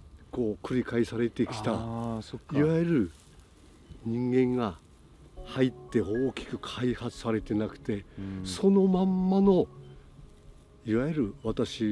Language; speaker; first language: Japanese; native; Japanese